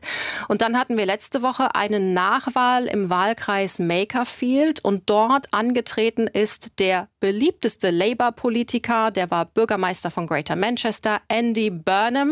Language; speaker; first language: German; native; German